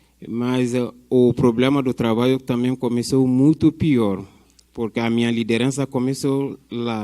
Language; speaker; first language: Portuguese; non-native, fluent; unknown